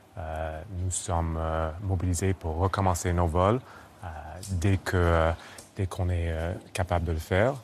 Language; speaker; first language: French; non-native, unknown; English